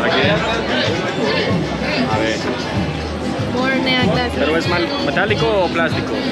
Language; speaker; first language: Spanish; non-native, learner; English